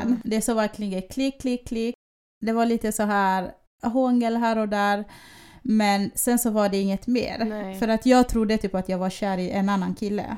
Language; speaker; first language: Swedish; early bilingual, other home language; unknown